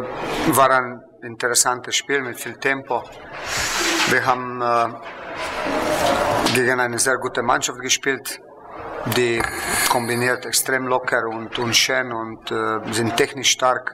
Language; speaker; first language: German; non-native, fluent; Slovenian